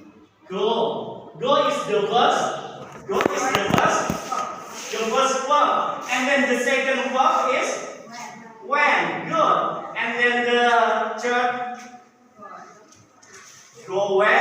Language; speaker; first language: English; non-native, learner; Indonesian